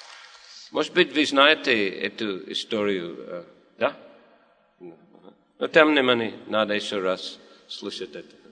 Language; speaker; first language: Russian; non-native, fluent; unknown